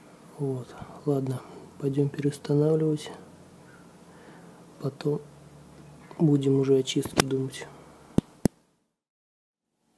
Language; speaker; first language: Russian; native; Russian